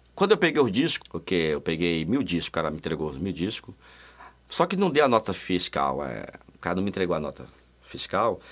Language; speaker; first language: Portuguese; native; Portuguese